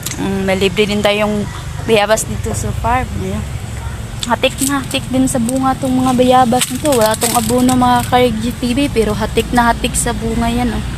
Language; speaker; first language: Filipino; non-native, local second language; Hiligaynon